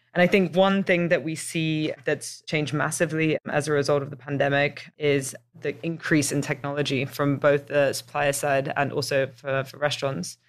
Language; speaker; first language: English; native; English